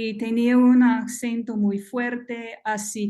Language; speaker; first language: Spanish; non-native, learner; English